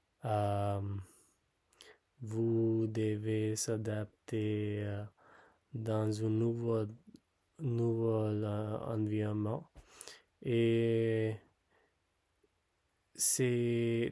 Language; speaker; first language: French; non-native, learner; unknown